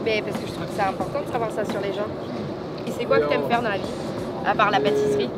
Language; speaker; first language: French; native; French